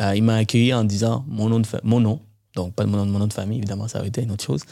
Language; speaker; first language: French; early bilingual, other home language; Tamil